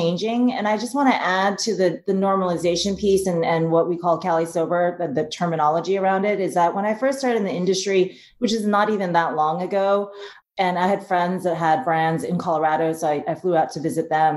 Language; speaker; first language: English; native; English